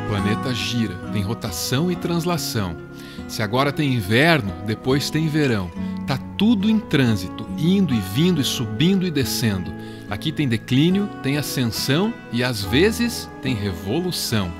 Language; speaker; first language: Portuguese; native; Portuguese